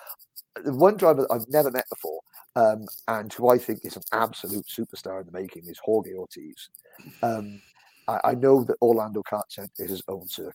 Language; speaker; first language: English; native; English